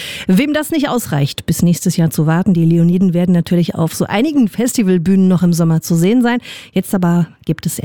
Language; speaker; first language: German; native; German